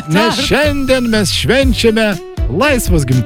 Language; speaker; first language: Lithuanian; native; Lithuanian